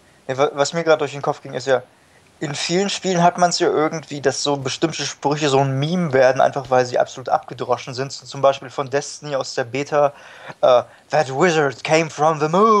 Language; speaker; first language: German; native; German